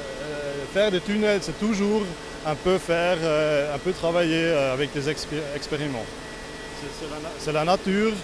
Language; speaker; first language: French; non-native, local second language; Italian